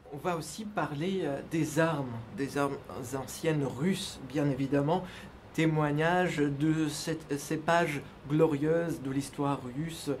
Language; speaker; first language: French; non-native, fluent; Russian